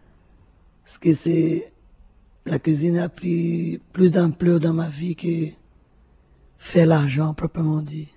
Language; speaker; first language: French; non-native, fluent; Portuguese